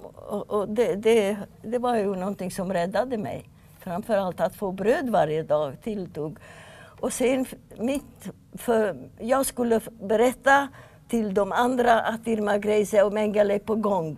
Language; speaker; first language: Swedish; non-native, fluent; Yiddish